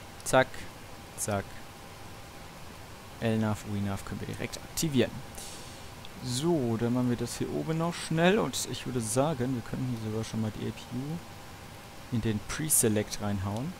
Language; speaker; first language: German; native; German